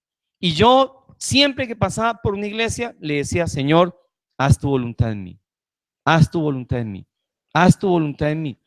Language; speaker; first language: Spanish; native; Spanish